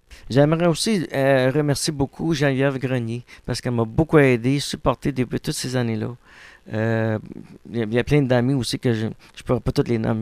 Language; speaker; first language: French; native; French